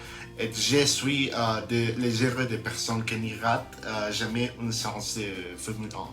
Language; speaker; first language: French; non-native, learner; Spanish